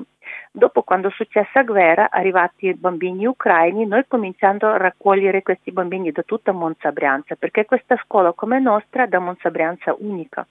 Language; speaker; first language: Italian; non-native, learner; Ukrainian